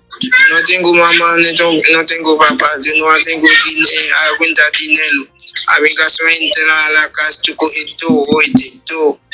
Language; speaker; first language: Spanish; non-native, learner; Haitian Creole